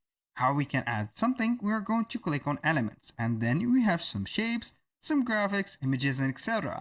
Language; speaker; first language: English; non-native, fluent; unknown